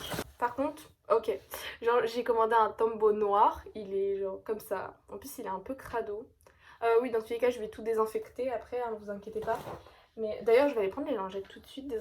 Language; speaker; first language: French; native; French